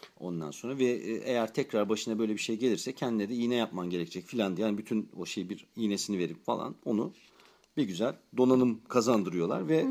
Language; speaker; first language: Turkish; native; Turkish